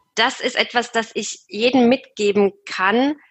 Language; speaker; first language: German; native; German